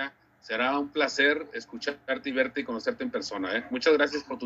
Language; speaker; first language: Spanish; native; Spanish